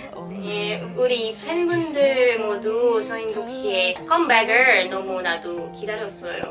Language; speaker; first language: Korean; non-native, learner; Filipino